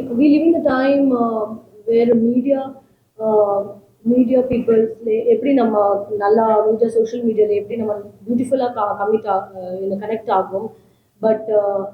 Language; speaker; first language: Tamil; non-native, learner; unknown